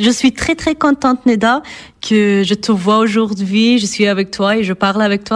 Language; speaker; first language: French; non-native, fluent; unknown